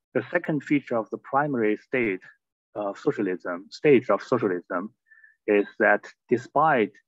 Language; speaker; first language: English; non-native, fluent; Chinese